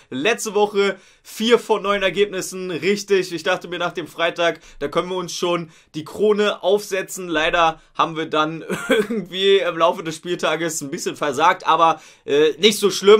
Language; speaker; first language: German; native; German